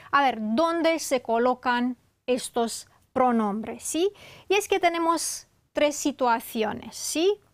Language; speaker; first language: Spanish; non-native, fluent; Romanian